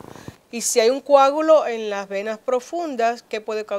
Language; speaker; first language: Spanish; native; Spanish